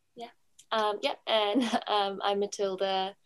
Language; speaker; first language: English; native; English